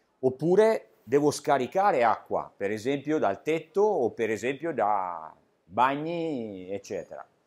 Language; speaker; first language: Italian; native; Italian